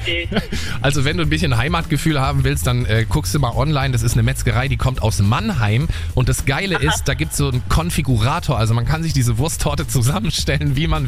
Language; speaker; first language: German; native; German